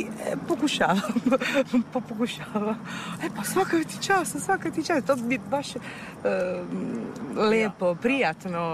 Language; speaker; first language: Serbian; non-native, fluent; Italian